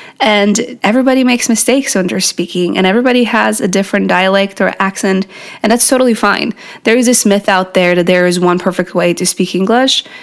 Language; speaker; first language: English; non-native, fluent; Polish